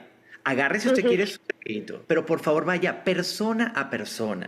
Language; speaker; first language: Spanish; native; Spanish